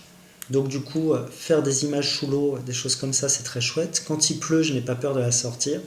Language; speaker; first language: French; native; French